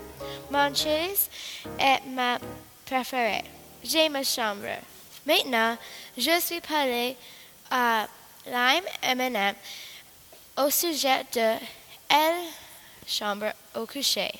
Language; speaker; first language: French; non-native, learner; English